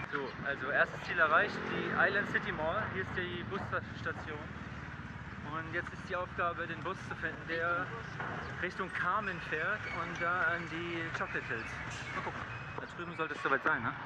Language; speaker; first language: German; native; German